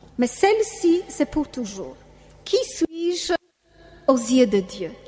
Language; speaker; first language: French; non-native, fluent; Polish